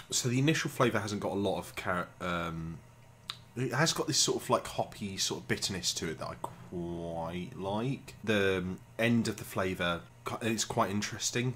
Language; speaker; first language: English; native; English